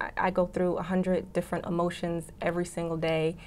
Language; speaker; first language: English; native; English